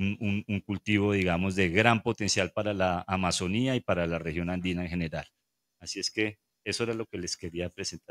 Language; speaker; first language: Spanish; native; Spanish